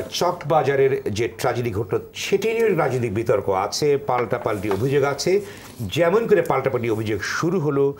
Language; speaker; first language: Bangla; native; Bangla